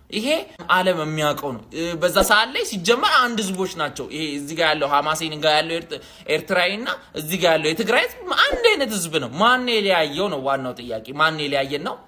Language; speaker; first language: Amharic; native; Amharic